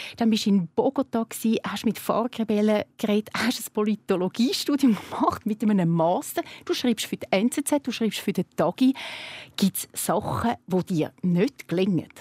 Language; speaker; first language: German; native; German